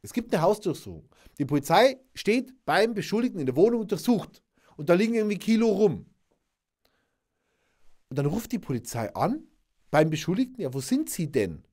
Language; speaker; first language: German; native; German